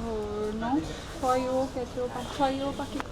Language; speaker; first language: French; non-native, fluent; Hindi